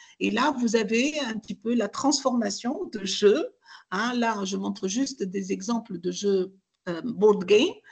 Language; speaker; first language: French; non-native, local second language; Arabic